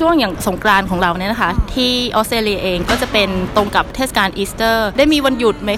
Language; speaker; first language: Thai; native; Thai